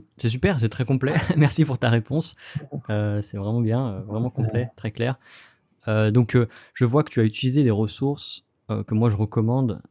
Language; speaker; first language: French; native; French